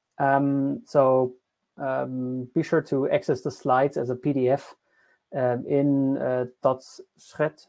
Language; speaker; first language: English; non-native, fluent; German